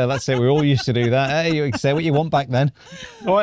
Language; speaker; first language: English; native; English